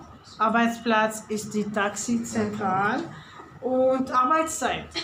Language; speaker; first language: German; non-native, fluent; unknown